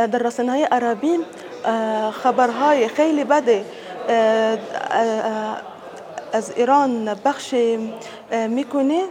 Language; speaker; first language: Persian; non-native, learner; Arabic